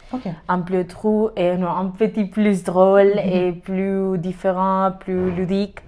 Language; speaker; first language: French; non-native, learner; Spanish